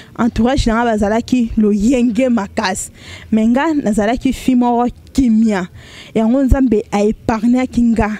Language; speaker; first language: Lingala; native; Lingala